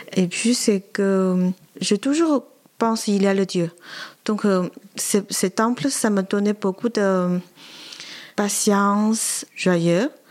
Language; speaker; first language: French; non-native, learner; Chinese